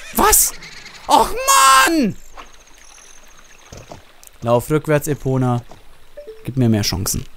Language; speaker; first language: German; native; German